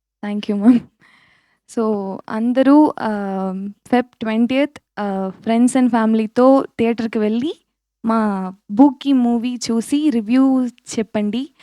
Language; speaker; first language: Telugu; non-native, learner; Tamil